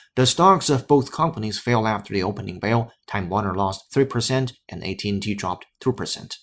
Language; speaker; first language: English; non-native, fluent; Chinese